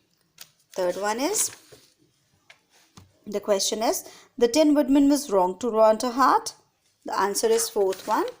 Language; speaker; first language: English; non-native, local second language; Hindi